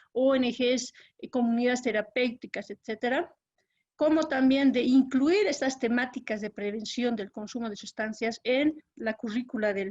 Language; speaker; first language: Spanish; native; Spanish